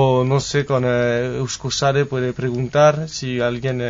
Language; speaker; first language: Spanish; non-native, fluent; French